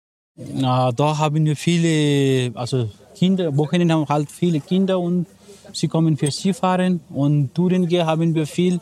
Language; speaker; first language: German; non-native, learner; Nepali